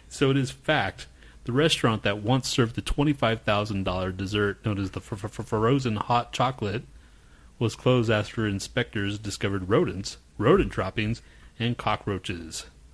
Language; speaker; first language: English; native; English